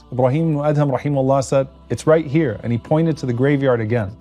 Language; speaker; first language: English; native; English